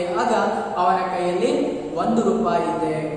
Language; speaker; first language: Kannada; native; Kannada